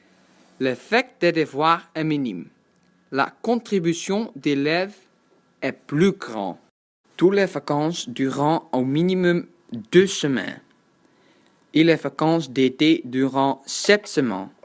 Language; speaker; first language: French; non-native, learner; Dutch